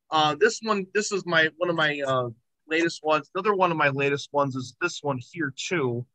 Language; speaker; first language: English; native; English